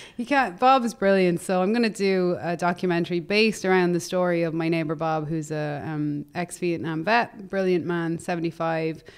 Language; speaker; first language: English; native; English